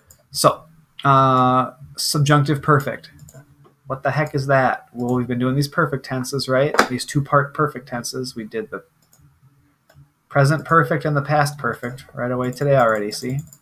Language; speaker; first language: English; native; English